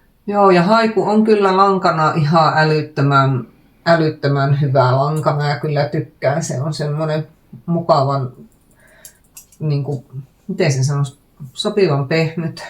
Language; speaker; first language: Finnish; native; Finnish